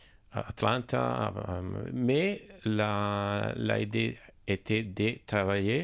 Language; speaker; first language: French; non-native, learner; Italian